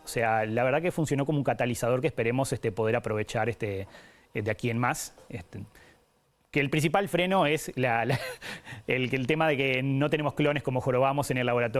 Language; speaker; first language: Spanish; native; Spanish